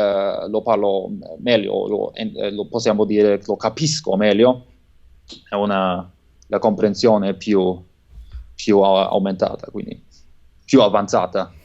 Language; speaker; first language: Italian; non-native, fluent; German